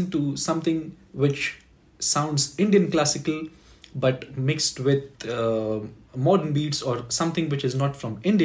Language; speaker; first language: English; non-native, local second language; Marathi